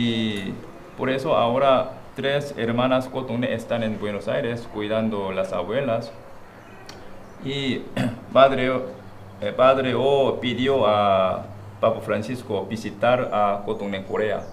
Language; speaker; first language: Spanish; non-native, fluent; Korean